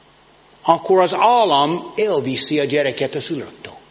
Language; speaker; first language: Hungarian; non-native, learner; English